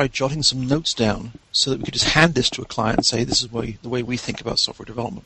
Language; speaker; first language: English; native; English